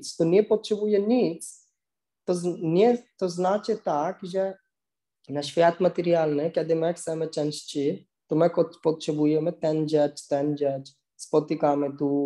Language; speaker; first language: Polish; non-native, learner; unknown